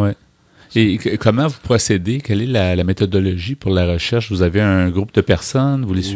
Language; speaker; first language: French; native; French